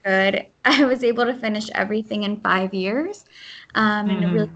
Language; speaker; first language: English; early bilingual, other home language; Gujarati